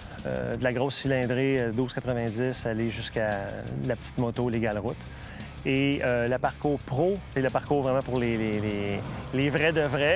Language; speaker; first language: French; native; French